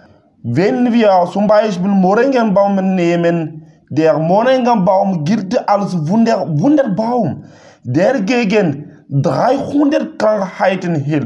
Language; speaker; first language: German; non-native, learner; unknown